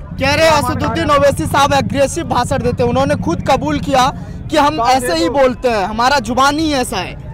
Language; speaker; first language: Hindi; native; Hindi